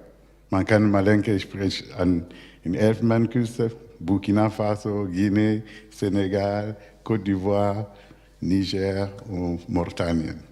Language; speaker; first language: German; non-native, learner; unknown